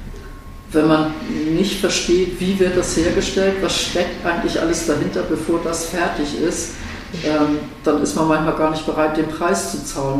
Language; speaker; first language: German; native; German